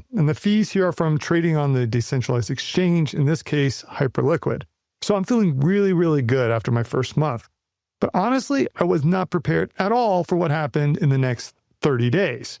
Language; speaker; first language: English; native; English